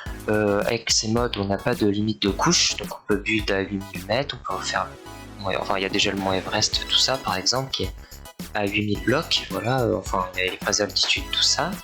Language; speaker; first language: French; native; French